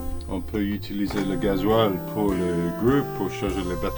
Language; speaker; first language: French; non-native, fluent; English